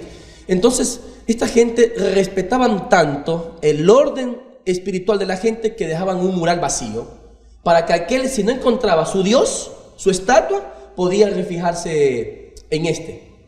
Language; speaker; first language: Spanish; native; Spanish